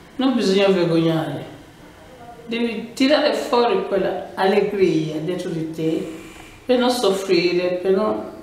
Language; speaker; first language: Italian; non-native, learner; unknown